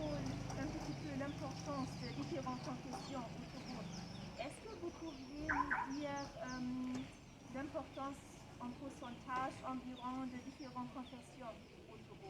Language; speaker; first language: French; non-native, fluent; German